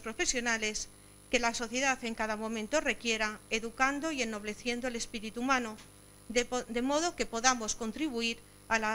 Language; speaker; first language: Spanish; native; Spanish